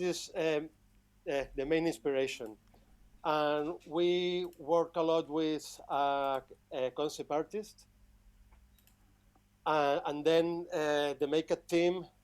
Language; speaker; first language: English; non-native, fluent; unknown